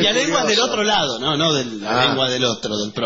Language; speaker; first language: Spanish; native; Spanish